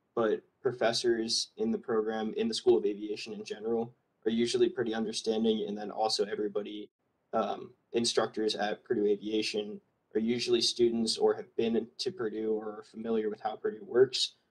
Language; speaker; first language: English; native; English